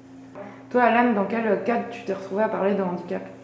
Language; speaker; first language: French; native; French